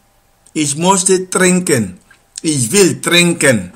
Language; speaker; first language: German; non-native, learner; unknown